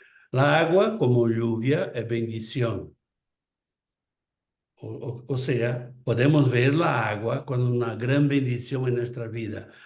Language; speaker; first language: Spanish; non-native, fluent; Portuguese